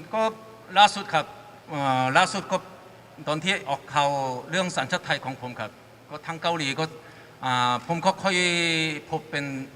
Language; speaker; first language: Thai; non-native, fluent; Korean